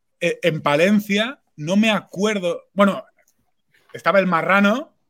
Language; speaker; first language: Spanish; non-native, local second language; Catalan